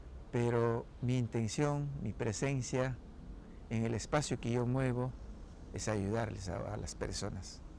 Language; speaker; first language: Spanish; non-native, local second language; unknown